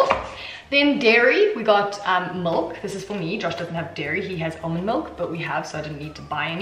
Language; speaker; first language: English; native; English